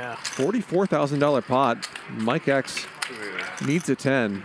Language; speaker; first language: English; native; English